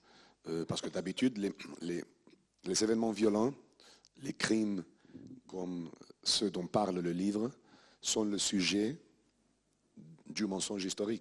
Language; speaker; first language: French; non-native, fluent; Spanish